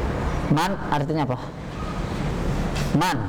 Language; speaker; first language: Indonesian; native; Indonesian